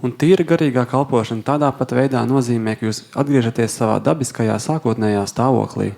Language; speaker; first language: Latvian; native; Latvian